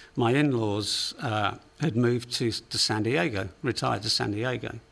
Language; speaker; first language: English; native; English